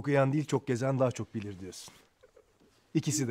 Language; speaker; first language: Turkish; native; Turkish